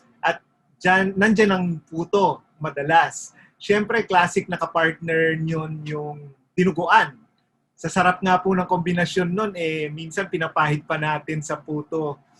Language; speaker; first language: Filipino; native; Filipino